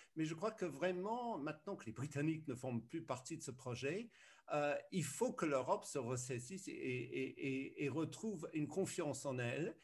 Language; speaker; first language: French; early bilingual, other home language; English